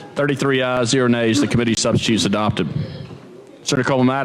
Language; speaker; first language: English; native; English